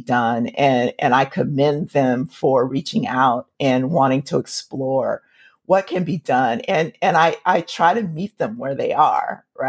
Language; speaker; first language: English; native; English